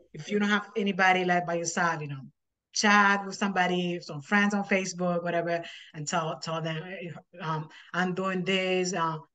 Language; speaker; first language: English; non-native, fluent; Spanish